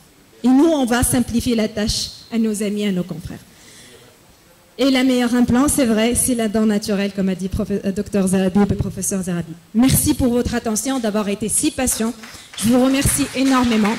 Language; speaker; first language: French; non-native, local second language; Arabic